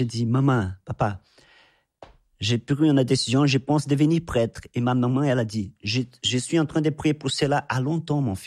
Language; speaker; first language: French; non-native, fluent; Portuguese